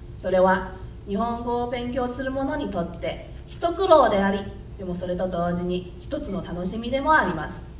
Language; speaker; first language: Japanese; non-native, fluent; Chinese